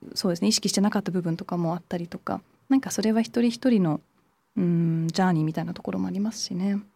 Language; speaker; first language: Japanese; early bilingual, heritage; English